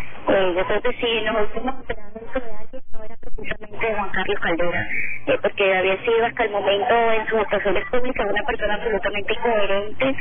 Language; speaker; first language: Spanish; native; Spanish